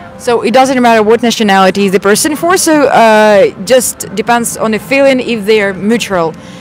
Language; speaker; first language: English; non-native, fluent; Ukrainian